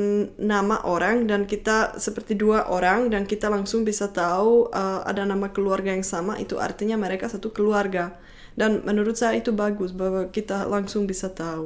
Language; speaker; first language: Indonesian; non-native, fluent; Czech